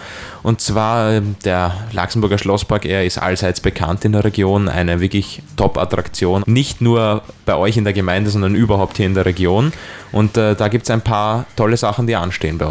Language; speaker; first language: German; native; German